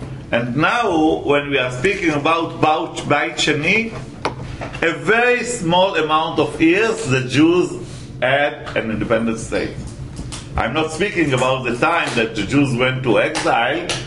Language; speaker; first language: English; non-native, fluent; Hebrew